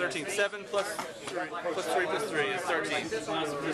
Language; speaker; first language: English; native; English